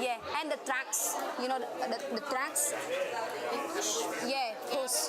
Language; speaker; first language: English; non-native, learner; Khmer